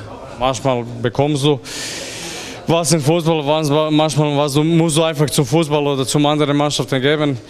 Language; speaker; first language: German; non-native, learner; Croatian